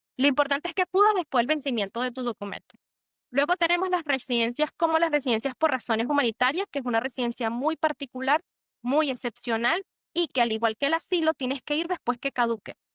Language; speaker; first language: Spanish; native; Spanish